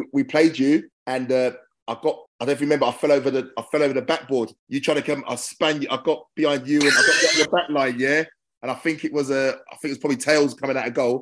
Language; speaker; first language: English; native; English